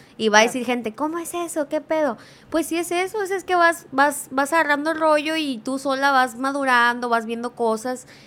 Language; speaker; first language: Spanish; early bilingual, heritage; Spanish